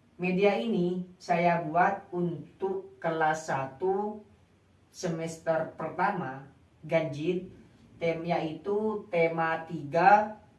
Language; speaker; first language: Indonesian; non-native, local second language; Madurese